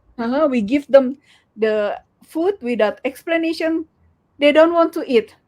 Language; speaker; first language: English; non-native, learner; Indonesian